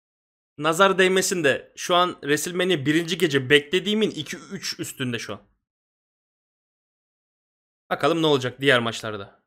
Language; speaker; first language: Turkish; native; Turkish